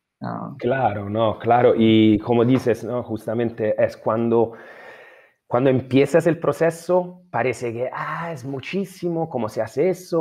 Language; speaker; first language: Spanish; non-native, fluent; Italian